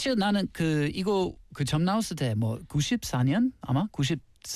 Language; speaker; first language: Korean; non-native, learner; English